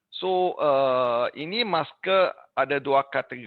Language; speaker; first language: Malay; non-native, learner; English